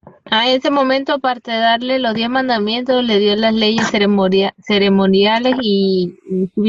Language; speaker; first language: Spanish; native; Spanish